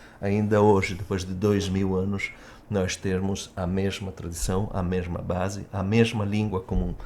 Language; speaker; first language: Portuguese; early bilingual, heritage; Italian